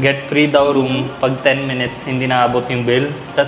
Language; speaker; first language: Filipino; non-native, learner; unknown